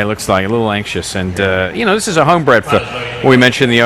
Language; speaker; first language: English; native; English